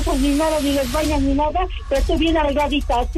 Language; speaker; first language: Spanish; native; Spanish